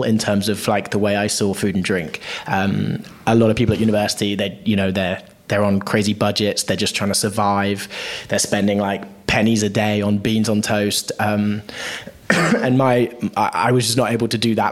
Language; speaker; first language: English; native; English